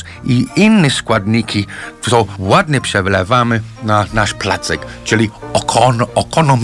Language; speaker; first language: Polish; non-native, learner; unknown